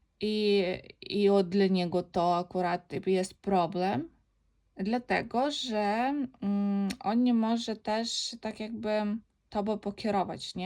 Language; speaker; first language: Polish; non-native, learner; Ukrainian